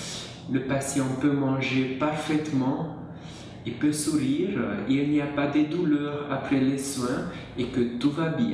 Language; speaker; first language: French; non-native, fluent; Hungarian